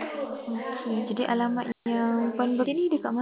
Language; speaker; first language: Malay; native; Malay